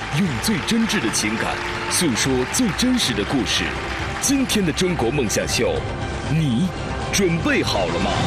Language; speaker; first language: Chinese; native; Chinese